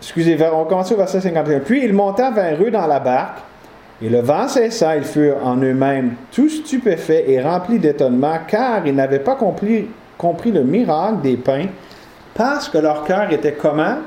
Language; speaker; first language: French; native; French